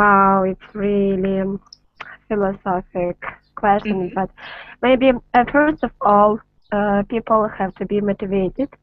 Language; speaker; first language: English; non-native, learner; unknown